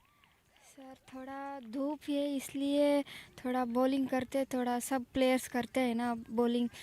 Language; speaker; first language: Hindi; non-native, local second language; Odia